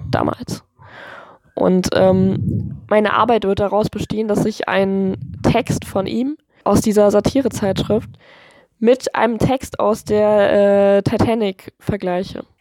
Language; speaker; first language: German; native; German